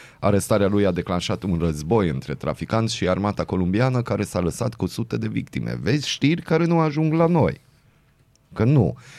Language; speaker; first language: Romanian; native; Romanian